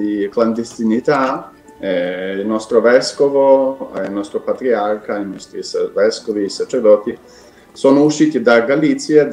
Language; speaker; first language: Italian; non-native, fluent; Ukrainian